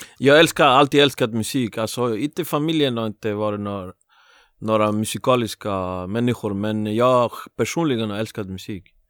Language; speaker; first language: Swedish; early bilingual, other home language; Spanish